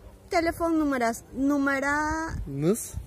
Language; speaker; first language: Turkish; non-native, learner; Spanish